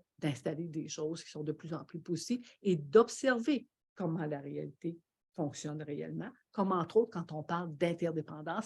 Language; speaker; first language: French; native; French